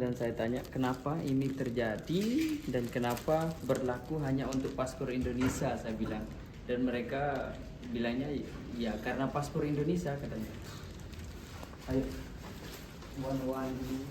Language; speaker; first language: Indonesian; non-native, local second language; Sasak